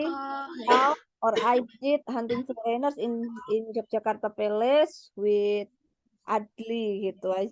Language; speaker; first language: English; non-native, learner; Indonesian